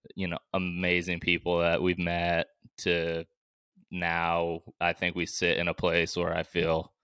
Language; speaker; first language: English; native; English